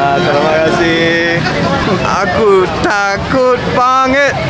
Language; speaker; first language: Indonesian; non-native, learner; English